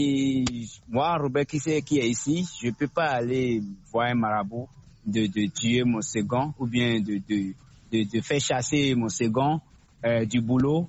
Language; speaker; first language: French; non-native, local second language; Fon